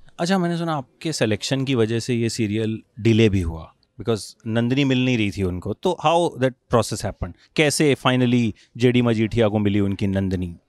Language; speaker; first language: Hindi; native; Hindi